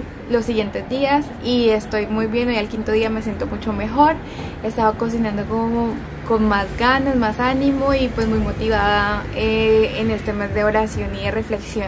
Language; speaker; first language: Spanish; native; Spanish